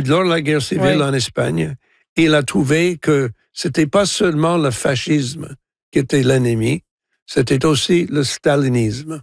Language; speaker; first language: French; non-native, local second language; English